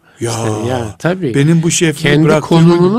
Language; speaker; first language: Turkish; native; Turkish